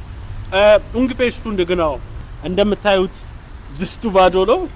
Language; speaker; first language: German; non-native, learner; Amharic